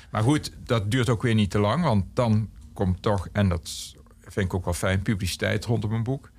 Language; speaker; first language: Dutch; native; Dutch